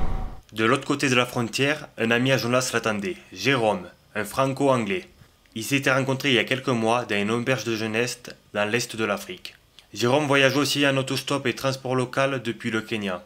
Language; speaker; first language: French; native; French